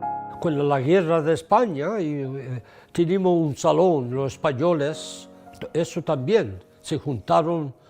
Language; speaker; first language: Spanish; early bilingual, heritage; English